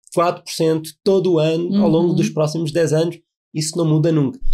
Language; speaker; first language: Portuguese; native; Portuguese